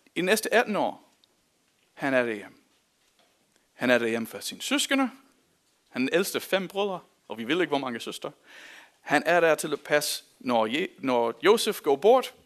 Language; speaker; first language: Danish; non-native, fluent; English